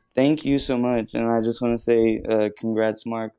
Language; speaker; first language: English; native; English